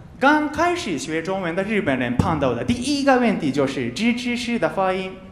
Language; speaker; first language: Chinese; non-native, fluent; Japanese